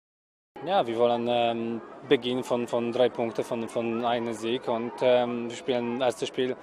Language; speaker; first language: German; non-native, learner; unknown